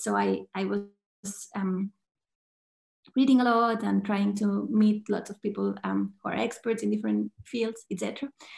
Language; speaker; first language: English; non-native, fluent; Catalan